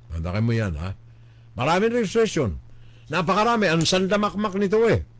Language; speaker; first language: Filipino; native; Filipino